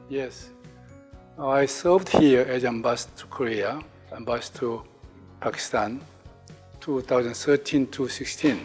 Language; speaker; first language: English; non-native, learner; Korean